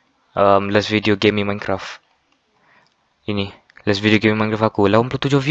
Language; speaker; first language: English; non-native, fluent; Malay